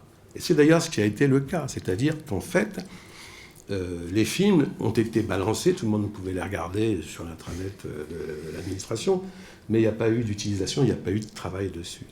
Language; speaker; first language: French; native; French